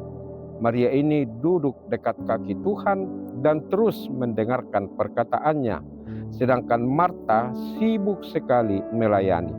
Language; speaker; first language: Indonesian; native; Indonesian